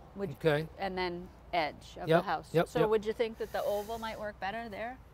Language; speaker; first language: English; native; English